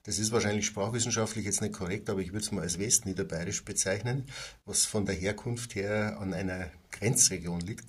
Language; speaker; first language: German; native; German